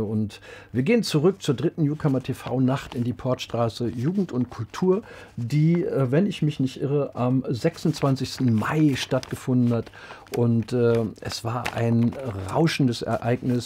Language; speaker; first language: German; native; German